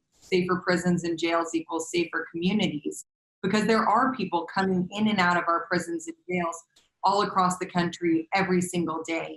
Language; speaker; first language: English; native; English